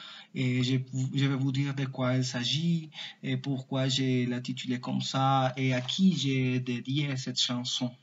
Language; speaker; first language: French; non-native, learner; Spanish